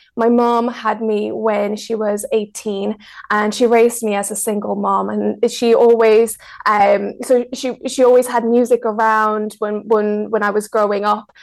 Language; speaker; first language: English; early bilingual, other home language; Spanish